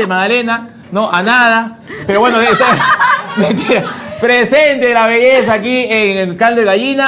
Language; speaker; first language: Spanish; native; Spanish